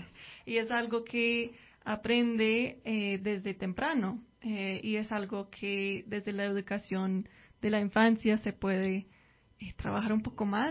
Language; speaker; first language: Spanish; non-native, fluent; English